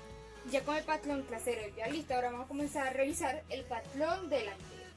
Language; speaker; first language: Spanish; native; Spanish